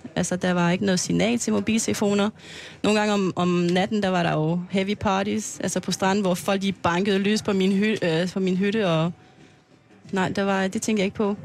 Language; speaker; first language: Danish; non-native, fluent; French